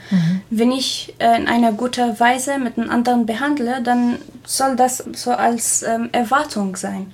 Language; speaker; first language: German; non-native, fluent; Arabic